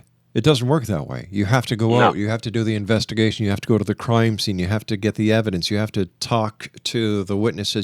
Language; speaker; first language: English; native; English